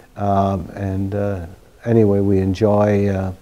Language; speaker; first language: English; early bilingual, other home language; German